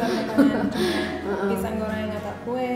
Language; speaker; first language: Indonesian; non-native, fluent; English